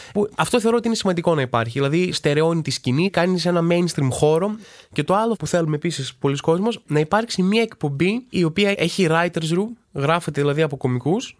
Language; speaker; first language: Greek; native; Greek